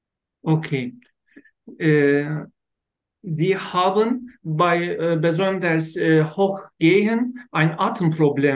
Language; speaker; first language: German; non-native, learner; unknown